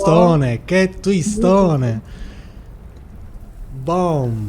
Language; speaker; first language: Italian; native; Italian